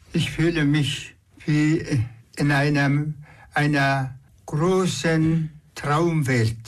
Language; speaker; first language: German; non-native, fluent; Tuvinian